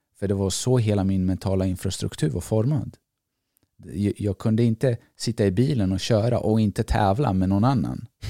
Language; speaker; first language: Swedish; early bilingual, other home language; Greek